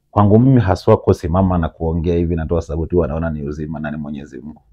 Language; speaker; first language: Swahili; native; Swahili